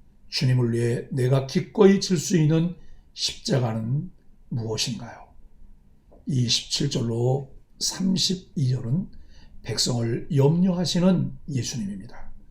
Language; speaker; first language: Korean; native; Korean